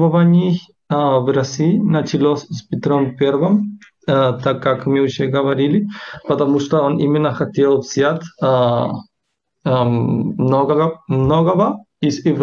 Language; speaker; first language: Russian; non-native, fluent; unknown